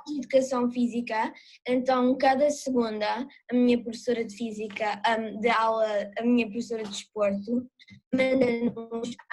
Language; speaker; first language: Portuguese; early bilingual, heritage; Portuguese